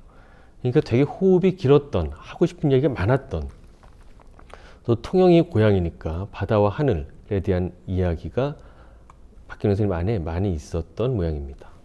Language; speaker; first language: Korean; native; Korean